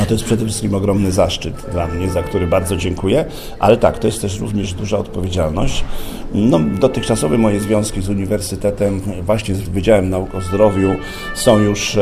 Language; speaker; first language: Polish; native; Polish